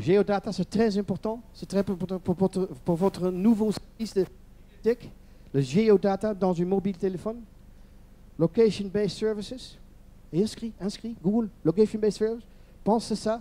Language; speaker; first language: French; non-native, learner; Dutch